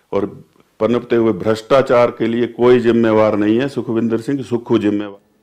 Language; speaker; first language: Hindi; native; Hindi